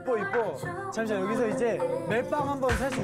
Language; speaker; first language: Korean; native; Korean